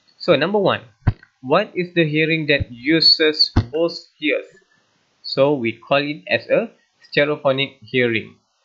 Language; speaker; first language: English; non-native, local second language; Malay